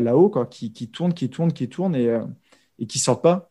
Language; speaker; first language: French; native; French